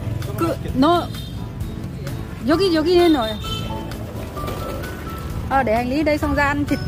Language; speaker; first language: Korean; non-native, learner; Vietnamese